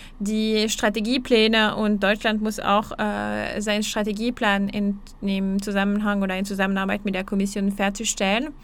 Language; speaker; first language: German; non-native, fluent; French